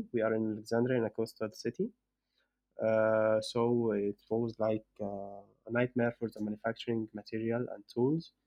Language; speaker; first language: English; non-native, fluent; Arabic